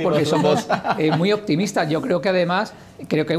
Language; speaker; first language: Spanish; native; Spanish